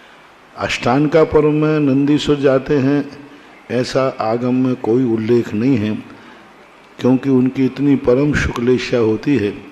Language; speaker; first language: Hindi; native; Hindi